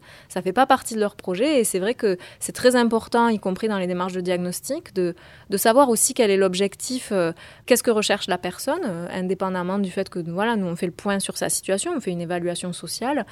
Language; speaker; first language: French; native; French